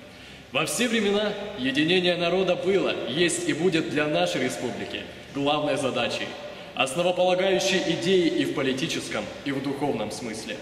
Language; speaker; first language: Russian; native; Russian